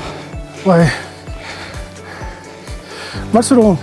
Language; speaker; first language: English; non-native, learner; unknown